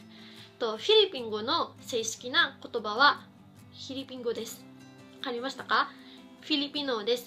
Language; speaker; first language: Japanese; non-native, fluent; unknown